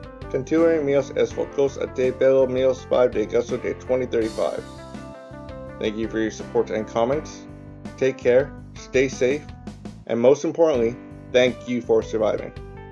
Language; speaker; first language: English; native; English